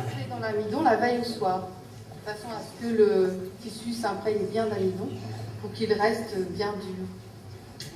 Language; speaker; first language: French; native; French